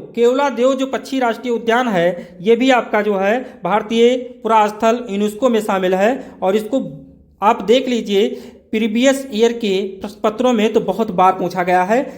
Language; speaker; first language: Hindi; native; Hindi